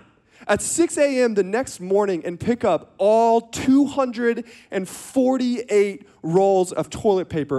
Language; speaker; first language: English; native; English